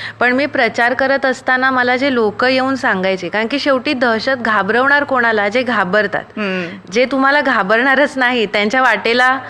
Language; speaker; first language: Marathi; native; Marathi